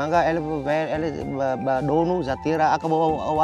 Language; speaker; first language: Portuguese; non-native, learner; Vietnamese